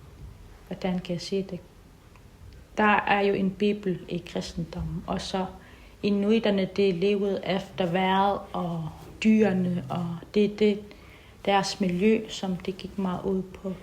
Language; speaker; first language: Danish; non-native, local second language; Kalaallisut